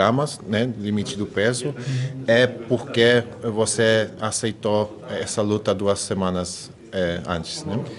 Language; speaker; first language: Portuguese; non-native, fluent; Polish